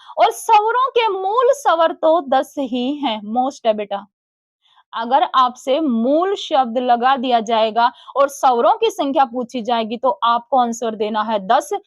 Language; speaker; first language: Hindi; native; Hindi